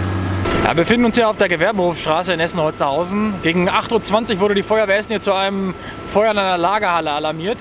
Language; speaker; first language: German; native; German